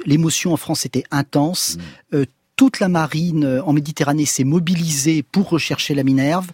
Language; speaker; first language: French; native; French